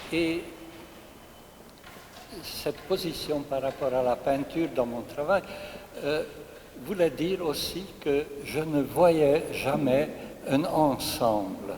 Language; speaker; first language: French; non-native, fluent; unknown